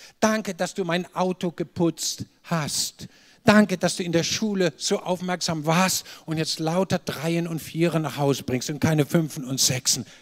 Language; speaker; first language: German; native; German